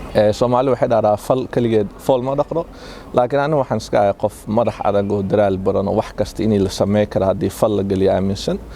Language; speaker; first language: Somali; early bilingual, heritage; Somali